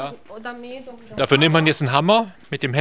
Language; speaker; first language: German; native; German